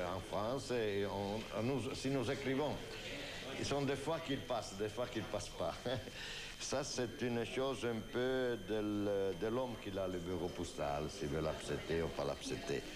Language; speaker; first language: French; non-native, fluent; Italian